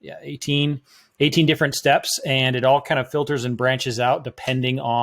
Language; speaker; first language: English; native; English